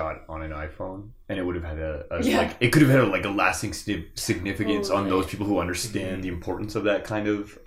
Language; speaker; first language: English; native; English